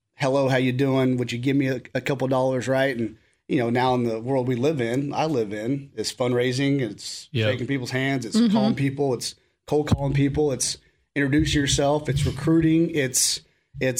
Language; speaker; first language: English; native; English